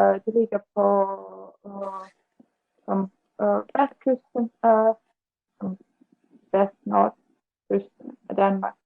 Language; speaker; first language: Danish; non-native, learner; Russian